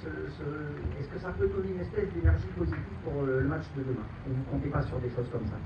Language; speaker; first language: French; native; French